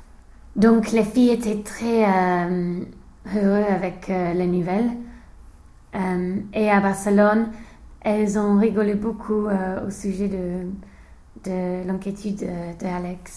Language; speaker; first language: French; non-native, learner; English